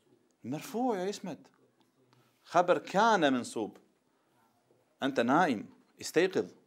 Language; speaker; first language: Arabic; non-native, fluent; Bosnian